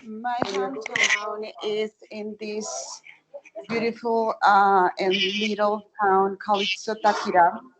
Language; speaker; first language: English; non-native, fluent; Spanish